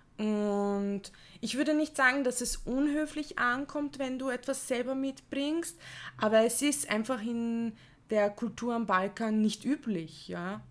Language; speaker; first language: German; early bilingual, other home language; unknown